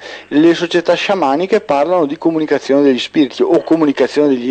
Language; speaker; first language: Italian; native; Italian